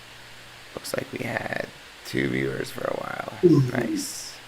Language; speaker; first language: English; native; English